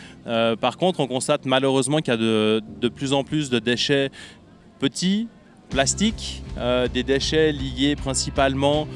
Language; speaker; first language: French; native; French